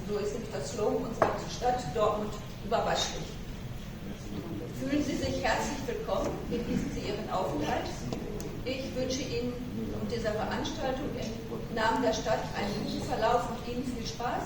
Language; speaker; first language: German; native; German